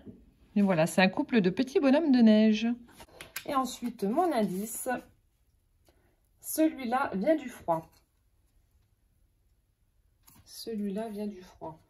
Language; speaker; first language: French; native; French